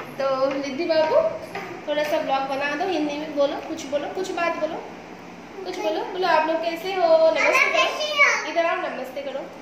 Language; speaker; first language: Hindi; non-native, local second language; Bangla